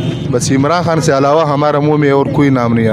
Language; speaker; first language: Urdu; non-native, local second language; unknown